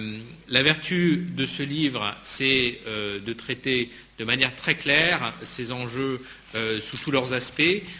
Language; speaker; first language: French; native; French